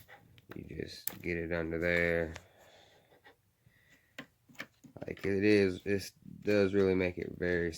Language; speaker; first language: English; native; English